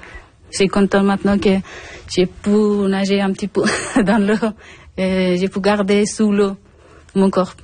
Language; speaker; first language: French; non-native, learner; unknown